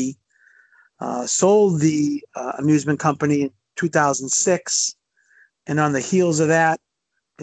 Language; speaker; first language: English; native; English